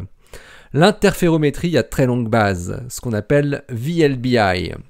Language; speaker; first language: French; native; French